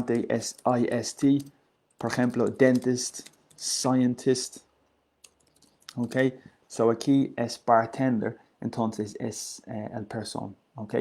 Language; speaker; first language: Spanish; non-native, learner; English